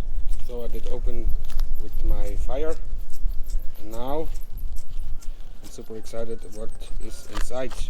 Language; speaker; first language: English; non-native, fluent; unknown